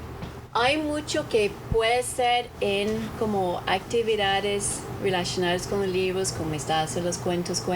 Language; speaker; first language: Spanish; non-native, fluent; English